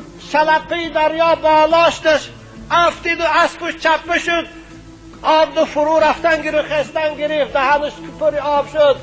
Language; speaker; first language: Persian; native; Persian